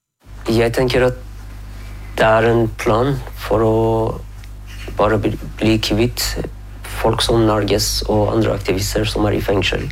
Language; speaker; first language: Norwegian; non-native, fluent; Persian